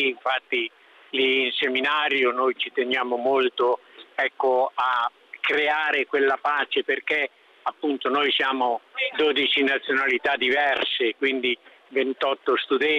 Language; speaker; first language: Italian; non-native, fluent; Swahili